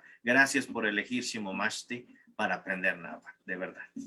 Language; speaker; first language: Spanish; native; Spanish